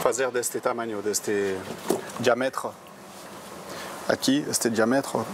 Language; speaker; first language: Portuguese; non-native, learner; French